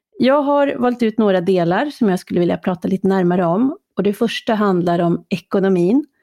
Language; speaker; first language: Swedish; native; Swedish